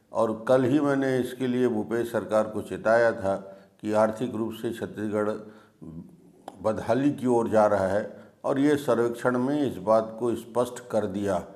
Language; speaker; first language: Hindi; native; Hindi